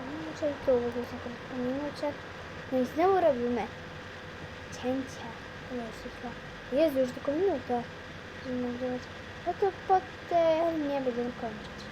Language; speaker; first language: Polish; native; Polish